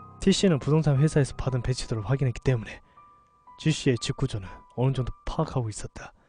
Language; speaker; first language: Korean; native; Korean